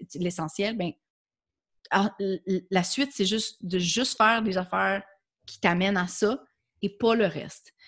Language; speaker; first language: French; native; French